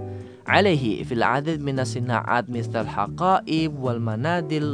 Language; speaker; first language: Arabic; non-native, fluent; Indonesian